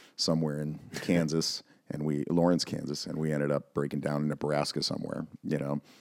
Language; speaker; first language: English; native; English